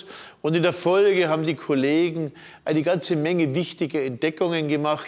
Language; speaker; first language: German; native; German